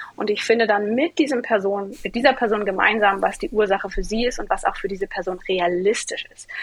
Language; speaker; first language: German; early bilingual, other home language; Greek